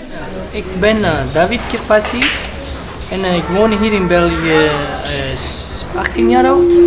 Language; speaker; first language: Dutch; non-native, learner; Romany